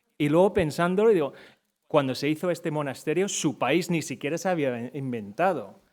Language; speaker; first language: Spanish; non-native, fluent; English